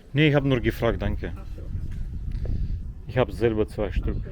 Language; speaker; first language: German; non-native, learner; Russian